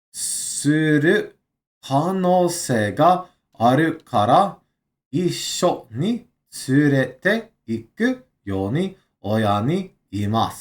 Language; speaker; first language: Japanese; non-native, learner; English